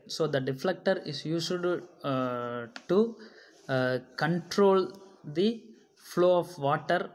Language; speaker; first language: English; non-native, local second language; Tamil